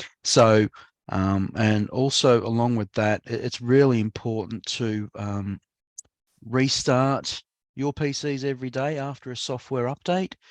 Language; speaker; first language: English; native; English